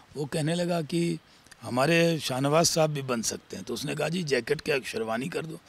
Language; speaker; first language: Hindi; native; Hindi